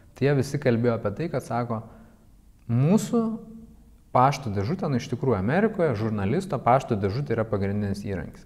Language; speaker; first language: Lithuanian; native; Lithuanian